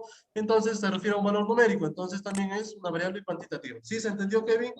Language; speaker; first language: Spanish; native; Spanish